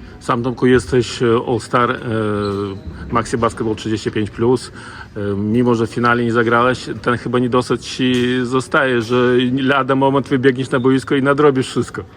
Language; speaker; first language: Polish; native; Polish